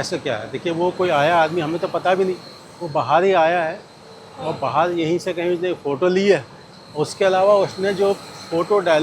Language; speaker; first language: Hindi; native; Hindi